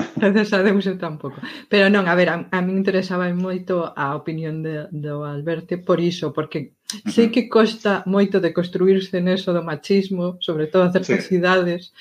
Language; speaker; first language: Galician; non-native, local second language; Spanish